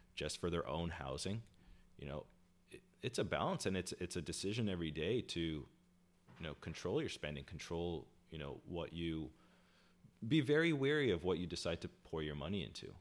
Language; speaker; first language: English; early bilingual, other home language; Hindi